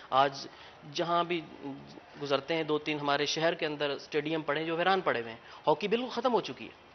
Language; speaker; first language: Urdu; non-native, local second language; Punjabi